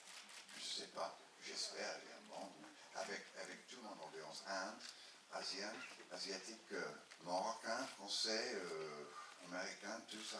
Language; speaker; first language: French; non-native, learner; English